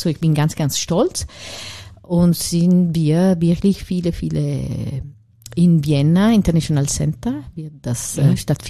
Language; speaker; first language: German; non-native, learner; Italian